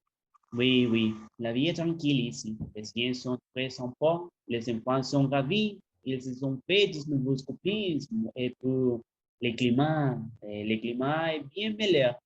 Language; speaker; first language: French; non-native, learner; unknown